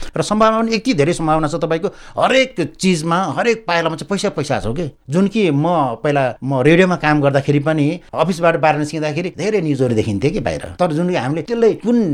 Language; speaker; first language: Nepali; non-native, local second language; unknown